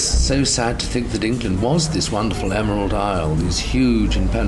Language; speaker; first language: English; native; English